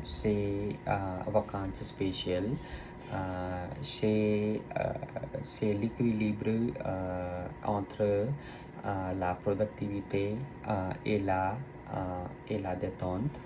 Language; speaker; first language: French; non-native, learner; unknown